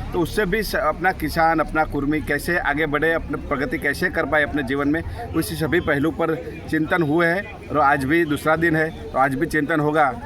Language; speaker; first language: Hindi; non-native, local second language; Gujarati